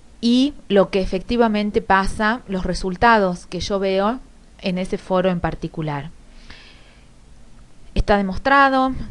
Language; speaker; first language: Spanish; native; Spanish